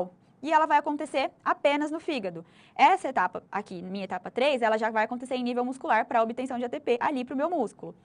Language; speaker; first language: Portuguese; native; Portuguese